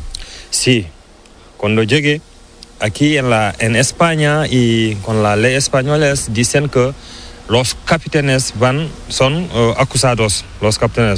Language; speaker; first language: Spanish; non-native, learner; Fula